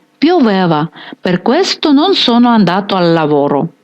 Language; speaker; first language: Italian; non-native, fluent; Ukrainian